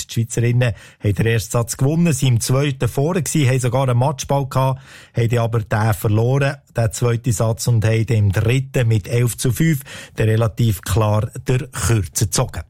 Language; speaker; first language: German; native; German